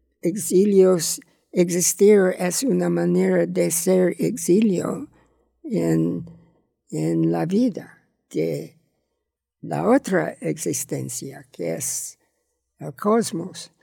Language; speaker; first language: Spanish; non-native, learner; English